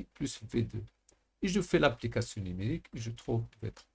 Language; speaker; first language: French; non-native, local second language; Arabic